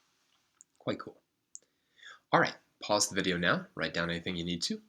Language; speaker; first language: English; native; English